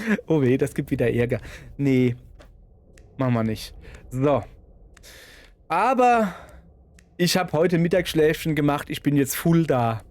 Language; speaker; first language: German; native; German